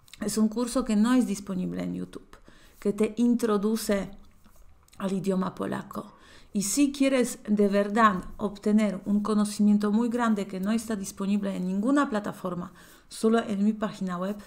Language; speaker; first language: Spanish; non-native, fluent; Polish